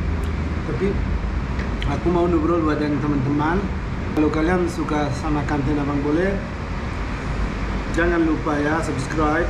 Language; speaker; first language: Indonesian; non-native, learner; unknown